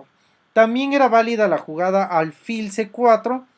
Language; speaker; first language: Spanish; native; Spanish